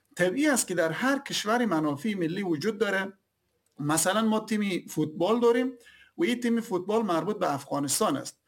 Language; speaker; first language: Persian; native; Persian